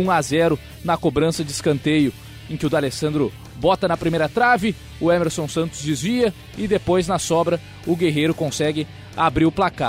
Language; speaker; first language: Portuguese; native; Portuguese